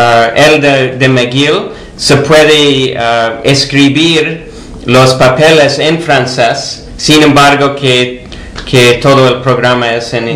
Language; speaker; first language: Spanish; non-native, fluent; English